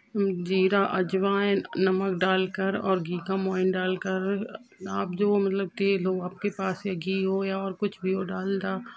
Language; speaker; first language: Hindi; native; Hindi